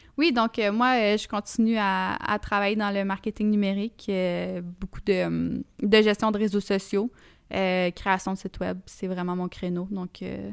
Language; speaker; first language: French; native; French